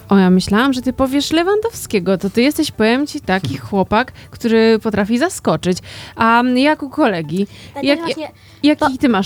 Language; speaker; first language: Polish; native; Polish